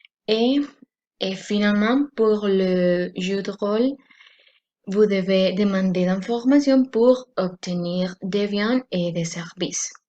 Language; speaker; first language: French; non-native, learner; Spanish